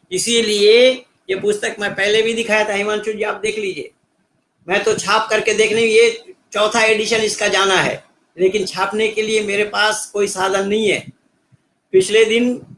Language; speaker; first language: Hindi; native; Hindi